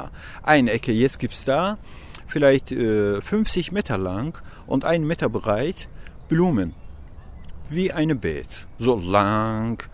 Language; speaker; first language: German; non-native, learner; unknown